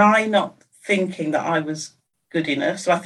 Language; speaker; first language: English; native; English